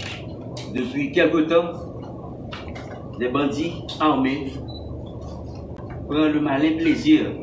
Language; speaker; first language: French; non-native, local second language; Haitian Creole